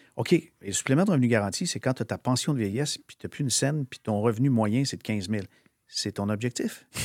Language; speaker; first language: French; native; French